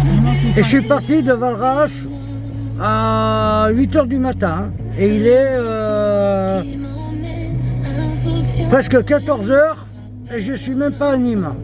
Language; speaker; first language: French; native; French